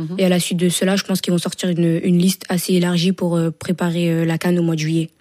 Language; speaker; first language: French; early bilingual, other home language; Wolof